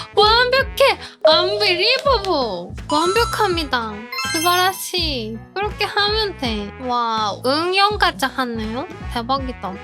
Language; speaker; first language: Korean; non-native, fluent; Japanese